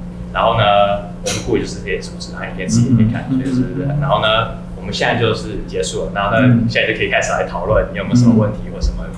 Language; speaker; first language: Chinese; native; Chinese